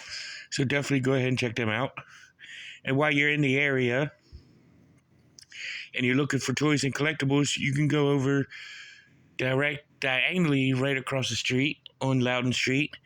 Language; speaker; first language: English; native; English